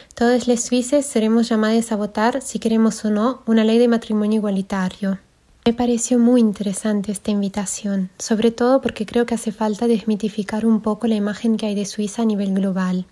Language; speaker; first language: Spanish; non-native, fluent; German